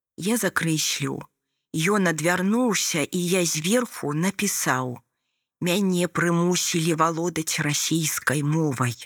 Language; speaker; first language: Belarusian; native; Belarusian